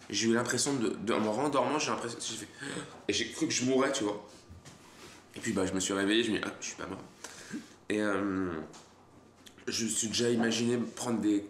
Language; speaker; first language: French; native; French